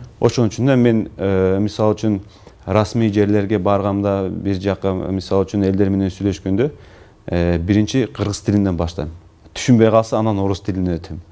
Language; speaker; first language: Kyrgyz; non-native, local second language; Turkish